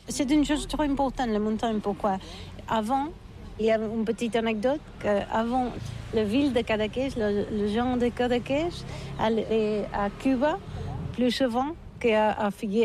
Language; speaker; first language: French; non-native, local second language; Catalan